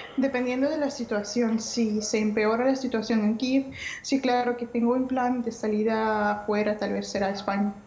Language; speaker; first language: Spanish; non-native, fluent; Ukrainian